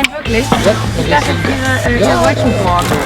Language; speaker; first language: German; native; German